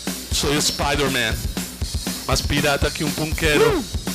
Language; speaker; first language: Spanish; native; Spanish